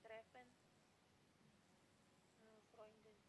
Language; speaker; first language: German; non-native, learner; Macedonian